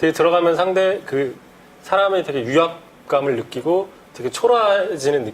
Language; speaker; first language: Korean; native; Korean